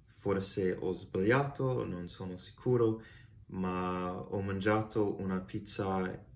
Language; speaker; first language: Italian; non-native, fluent; English